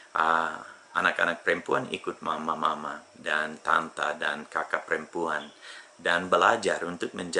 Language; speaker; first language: Indonesian; non-native, fluent; English